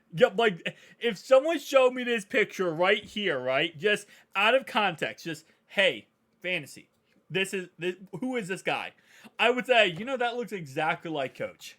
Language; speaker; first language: English; native; English